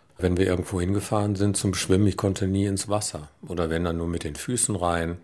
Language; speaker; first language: German; native; German